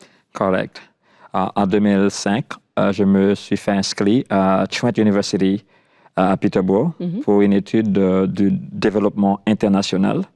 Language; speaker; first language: French; non-native, local second language; Haitian Creole